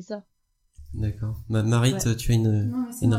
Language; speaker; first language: French; native; French